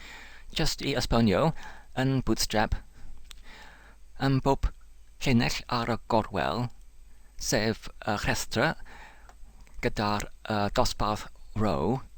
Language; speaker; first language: Welsh; non-native, learner; English